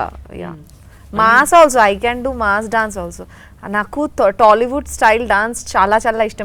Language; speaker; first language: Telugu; non-native, learner; Bangla